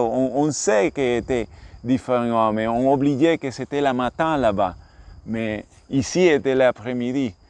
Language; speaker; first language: French; non-native, learner; English